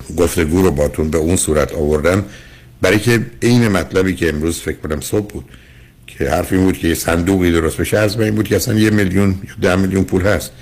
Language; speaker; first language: Persian; native; Persian